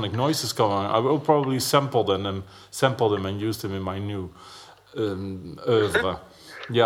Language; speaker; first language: English; non-native, fluent; Dutch